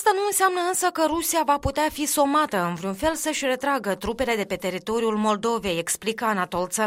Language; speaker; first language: Romanian; native; Romanian